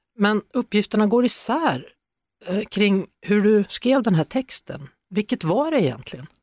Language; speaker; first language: Swedish; native; Swedish